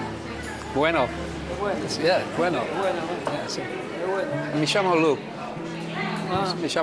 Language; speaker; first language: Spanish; non-native, learner; English